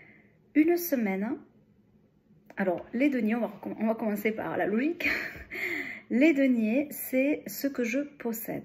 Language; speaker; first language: French; native; French